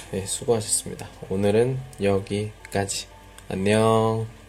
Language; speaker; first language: Korean; native; Korean